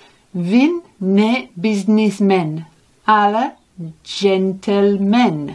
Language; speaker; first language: Ukrainian; non-native, learner; English